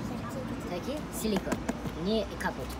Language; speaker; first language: Russian; non-native, learner; Turkish